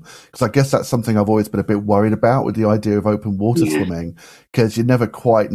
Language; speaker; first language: English; native; English